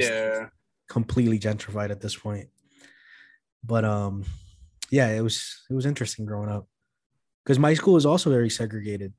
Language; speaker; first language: English; early bilingual, other home language; Spanish